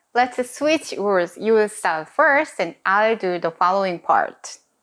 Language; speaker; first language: English; non-native, fluent; Korean